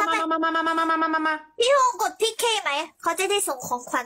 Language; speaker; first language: Thai; early bilingual, other home language; Korean